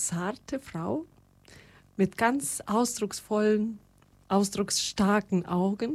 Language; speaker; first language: German; non-native, fluent; Russian